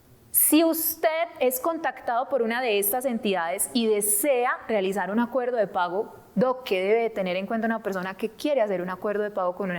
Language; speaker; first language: Spanish; native; Spanish